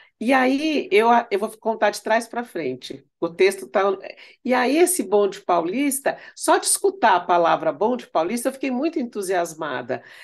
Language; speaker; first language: Portuguese; early bilingual, other home language; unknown